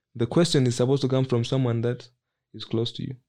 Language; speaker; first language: English; non-native, local second language; Nyanja